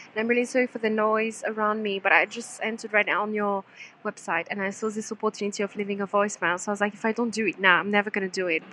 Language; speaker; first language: English; non-native, fluent; French